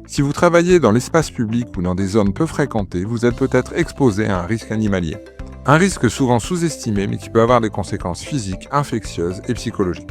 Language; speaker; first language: French; native; French